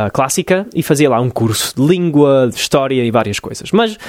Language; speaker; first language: Portuguese; early bilingual, other home language; English